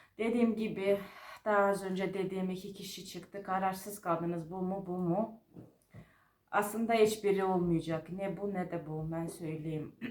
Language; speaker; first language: Turkish; non-native, fluent; Georgian